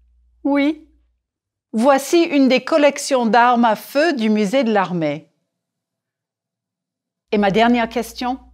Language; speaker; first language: French; non-native, fluent; English